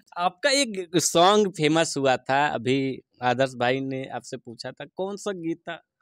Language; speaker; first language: Hindi; native; Hindi